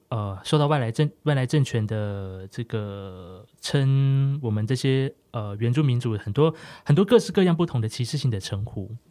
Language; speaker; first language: Chinese; non-native, local second language; Amis